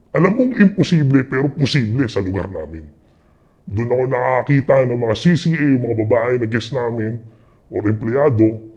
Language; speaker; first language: Filipino; native; Filipino